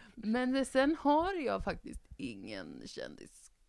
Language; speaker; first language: Swedish; native; Swedish